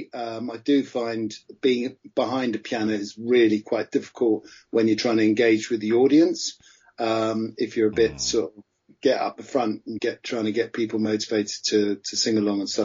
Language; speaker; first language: English; native; English